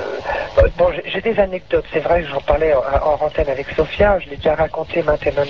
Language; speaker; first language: French; native; French